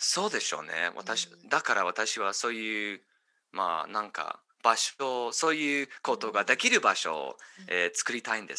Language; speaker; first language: Japanese; non-native, fluent; English